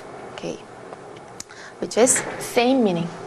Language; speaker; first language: English; non-native, fluent; Korean